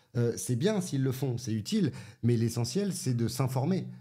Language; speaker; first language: French; native; French